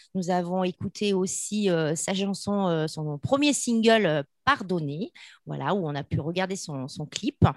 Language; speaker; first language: French; native; French